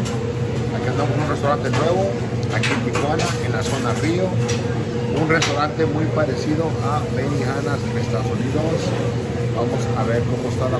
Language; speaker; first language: Spanish; early bilingual, heritage; English